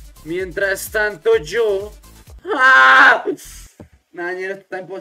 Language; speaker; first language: Spanish; native; Spanish